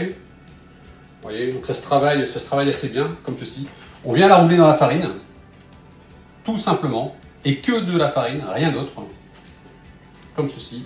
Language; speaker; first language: French; native; French